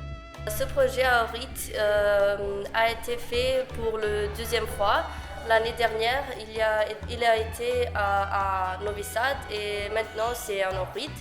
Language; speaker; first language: French; non-native, learner; Macedonian